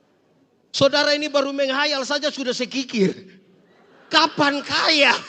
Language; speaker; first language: Malay; native; Malay